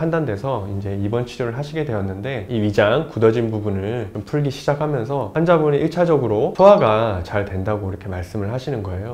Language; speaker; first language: Korean; native; Korean